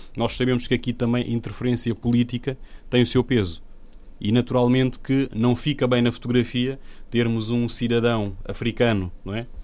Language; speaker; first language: Portuguese; non-native, local second language; Upper Guinea Crioulo